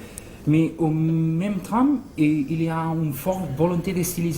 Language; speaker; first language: French; non-native, fluent; Spanish